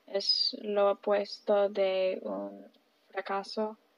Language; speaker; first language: Spanish; early bilingual, heritage; Spanish